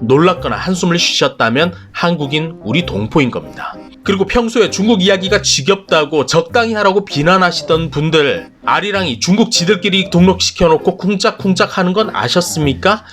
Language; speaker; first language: Korean; native; Korean